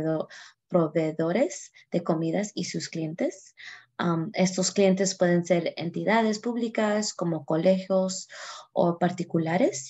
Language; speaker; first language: Spanish; early bilingual, heritage; Spanish